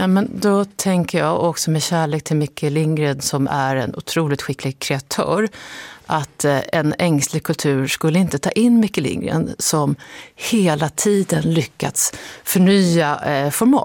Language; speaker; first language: Swedish; native; Swedish